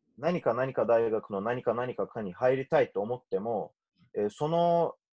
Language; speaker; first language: Japanese; non-native, fluent; Turkish